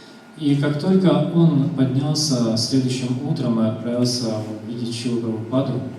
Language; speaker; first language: Russian; native; Russian